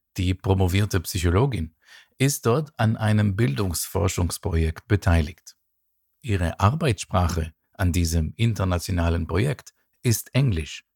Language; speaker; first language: German; non-native, fluent; Hebrew